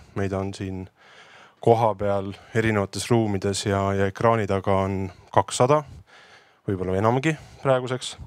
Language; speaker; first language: Estonian; native; Estonian